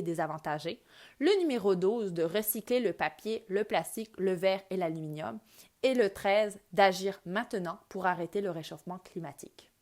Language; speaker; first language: French; native; French